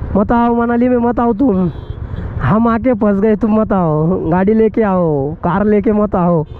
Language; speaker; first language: Hindi; non-native, local second language; Marathi